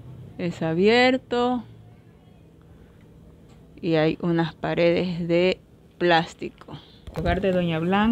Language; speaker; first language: Spanish; native; Spanish